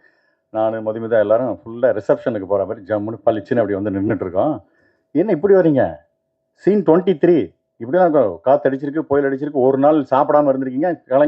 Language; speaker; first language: Tamil; native; Tamil